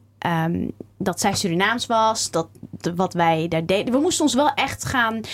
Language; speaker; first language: Dutch; early bilingual, other home language; Somali